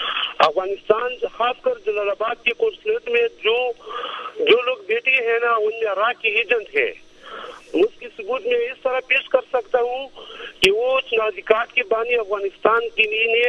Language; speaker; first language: Hindi; non-native, local second language; Pashto